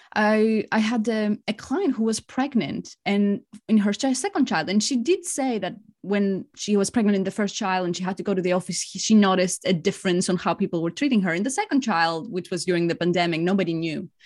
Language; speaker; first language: English; non-native, fluent; Greek